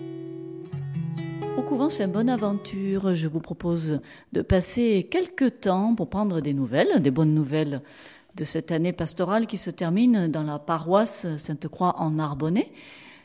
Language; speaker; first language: French; native; French